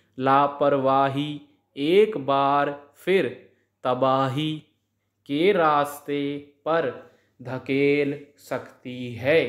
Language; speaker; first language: Hindi; native; Hindi